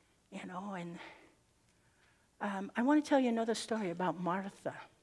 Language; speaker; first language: English; native; English